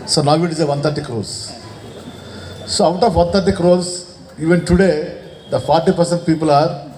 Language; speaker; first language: English; non-native, local second language; Telugu